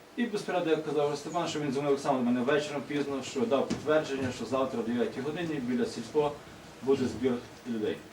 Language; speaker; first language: Ukrainian; native; Ukrainian